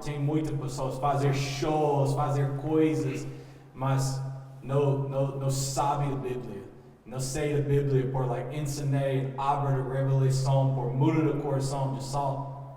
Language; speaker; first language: Portuguese; non-native, learner; English